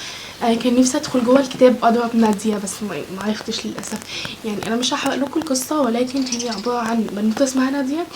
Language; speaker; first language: Arabic; native; Arabic